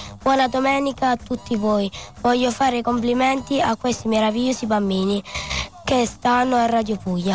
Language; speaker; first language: Italian; native; Italian